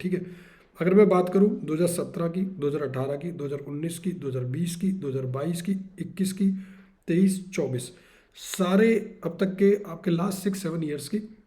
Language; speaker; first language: Hindi; native; Hindi